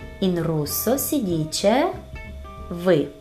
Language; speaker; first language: Italian; non-native, fluent; Russian